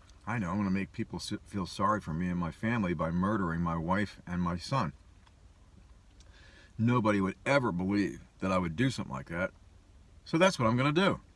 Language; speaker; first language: English; native; English